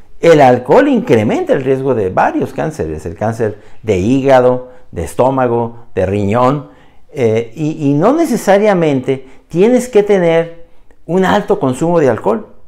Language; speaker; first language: Spanish; native; Spanish